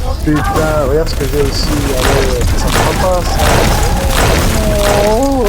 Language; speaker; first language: French; native; French